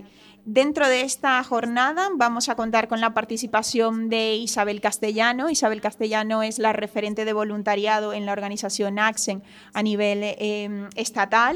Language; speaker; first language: Spanish; native; Spanish